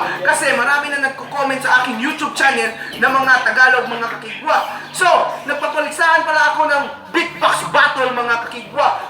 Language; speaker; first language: Filipino; non-native, local second language; Cebuano